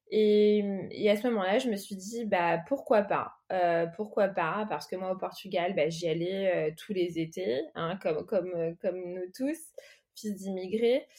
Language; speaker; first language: French; early bilingual, other home language; Portuguese